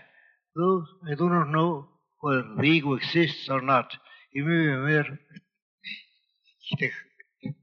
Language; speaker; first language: English; non-native, fluent; Spanish